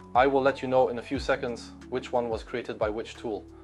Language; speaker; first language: English; non-native, fluent; German